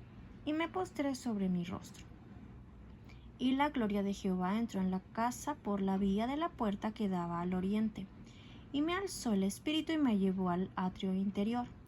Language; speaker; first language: Spanish; native; Spanish